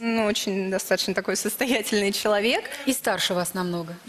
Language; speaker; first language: Russian; native; Russian